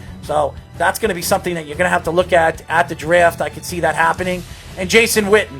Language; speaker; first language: English; native; English